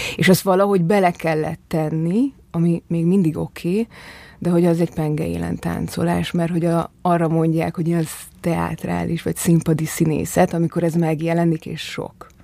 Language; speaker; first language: Hungarian; native; Hungarian